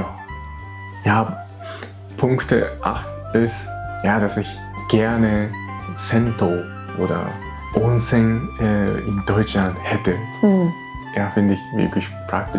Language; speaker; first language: German; non-native, fluent; Japanese